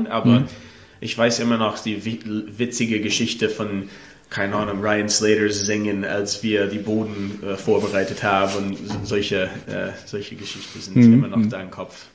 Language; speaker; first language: German; non-native, learner; English